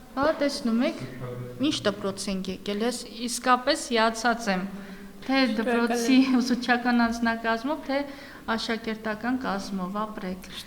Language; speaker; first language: Armenian; native; Armenian